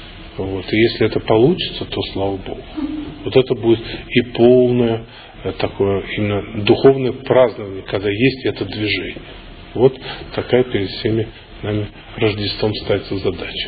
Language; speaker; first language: Russian; native; Russian